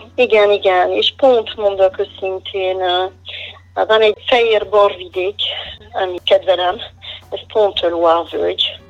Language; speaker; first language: Hungarian; non-native, fluent; French